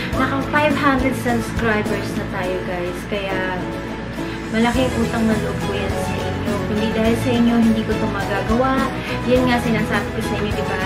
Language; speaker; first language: Filipino; non-native, local second language; Cebuano